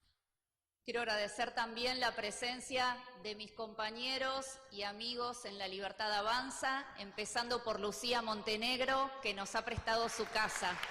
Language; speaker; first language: Spanish; native; Spanish